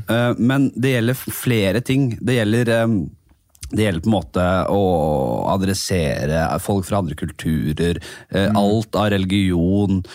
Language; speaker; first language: Norwegian; native; Norwegian